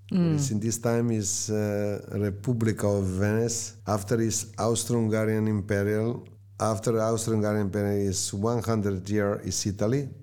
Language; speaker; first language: English; non-native, learner; Slovenian